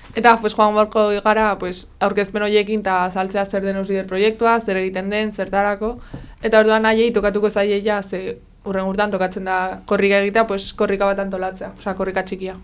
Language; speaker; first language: Basque; non-native, local second language; Spanish